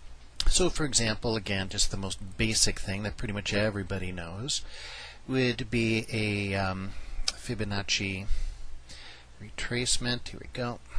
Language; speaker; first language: English; native; English